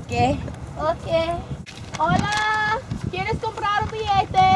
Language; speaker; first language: Spanish; non-native, learner; English